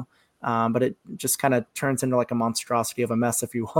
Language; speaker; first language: English; native; English